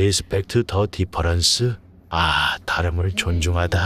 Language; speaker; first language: Korean; native; Korean